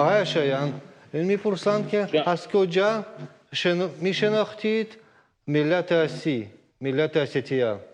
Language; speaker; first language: Persian; non-native, learner; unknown